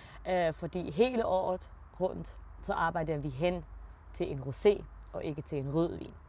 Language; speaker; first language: Danish; early bilingual, heritage; German